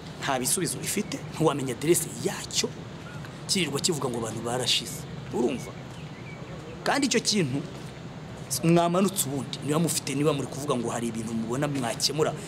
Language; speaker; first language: Kinyarwanda; native; Kinyarwanda